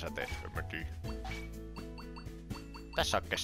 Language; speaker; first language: Finnish; native; Finnish